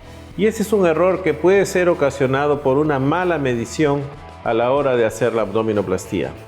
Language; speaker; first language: Spanish; native; Spanish